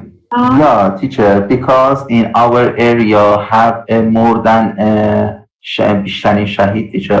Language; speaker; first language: English; non-native, learner; Persian